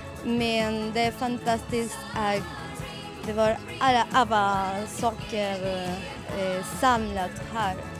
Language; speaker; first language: Swedish; non-native, learner; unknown